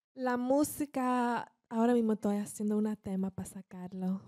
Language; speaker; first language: Spanish; early bilingual, heritage; Spanish